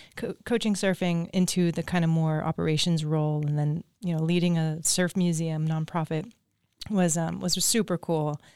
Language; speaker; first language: English; native; English